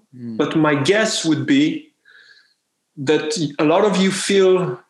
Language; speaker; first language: English; non-native, fluent; Hebrew